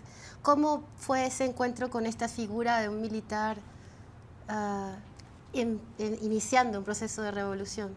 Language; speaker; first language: Spanish; native; Spanish